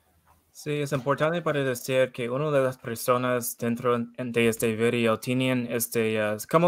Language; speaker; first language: Spanish; non-native, learner; English